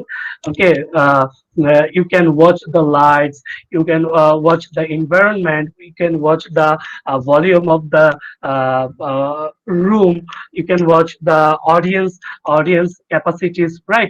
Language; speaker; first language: English; non-native, fluent; Bangla